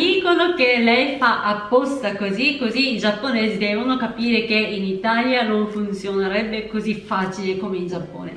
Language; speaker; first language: Italian; non-native, fluent; Japanese